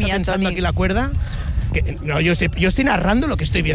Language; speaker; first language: Spanish; native; Spanish